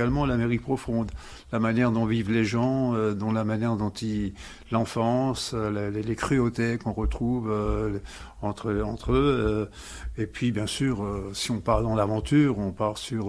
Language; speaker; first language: French; non-native, local second language; Swiss German